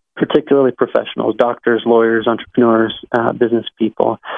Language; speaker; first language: English; native; English